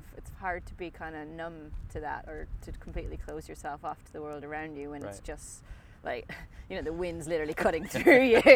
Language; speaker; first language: English; native; English